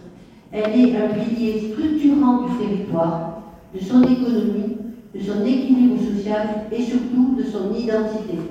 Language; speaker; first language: French; native; French